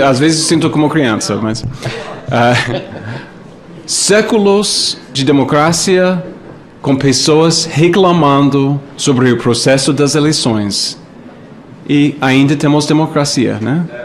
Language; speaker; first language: Portuguese; non-native, fluent; English